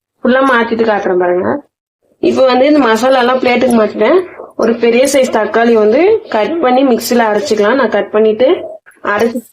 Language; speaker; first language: Tamil; native; Tamil